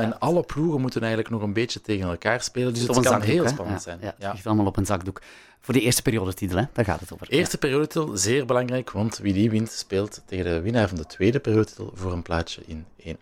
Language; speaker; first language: Dutch; native; Dutch